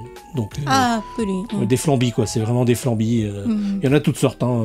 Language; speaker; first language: French; native; French